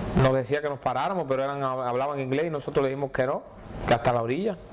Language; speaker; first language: Spanish; native; Spanish